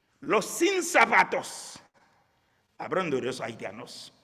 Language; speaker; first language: Spanish; non-native, fluent; Haitian Creole